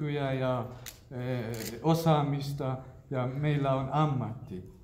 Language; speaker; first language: Finnish; non-native, fluent; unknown